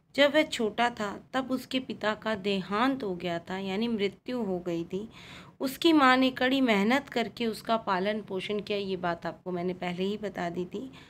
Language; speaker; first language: Hindi; native; Hindi